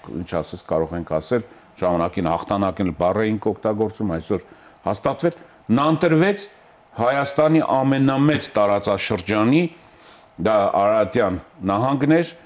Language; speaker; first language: Armenian; native; Armenian